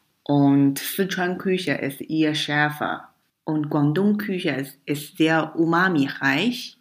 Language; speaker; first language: German; non-native, fluent; Chinese